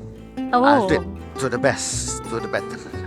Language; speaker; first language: English; non-native, fluent; Indonesian